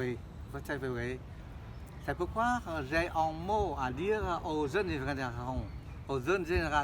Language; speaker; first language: French; non-native, fluent; Khmer